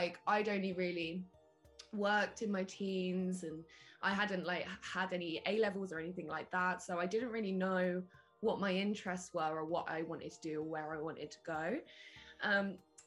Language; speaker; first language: English; native; English